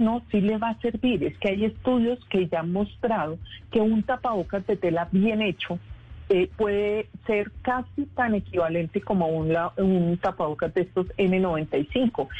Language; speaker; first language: Spanish; native; Spanish